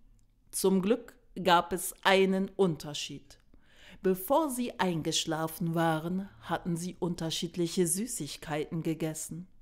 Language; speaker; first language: German; native; German